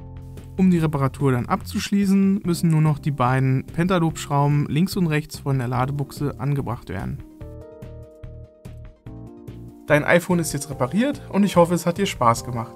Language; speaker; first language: German; native; German